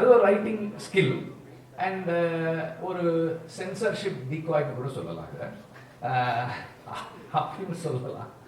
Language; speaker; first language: Tamil; native; Tamil